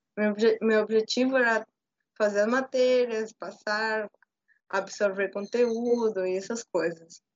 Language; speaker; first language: Portuguese; non-native, fluent; Spanish